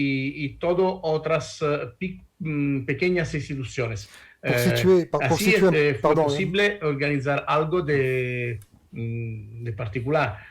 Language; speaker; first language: Spanish; non-native, learner; Italian